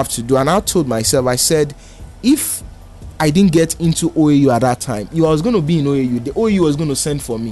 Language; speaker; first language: English; non-native, local second language; Yoruba